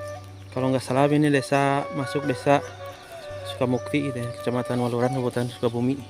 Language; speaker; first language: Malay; non-native, local second language; Sundanese